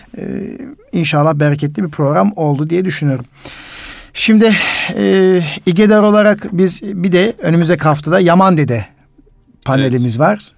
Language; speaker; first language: Turkish; native; Turkish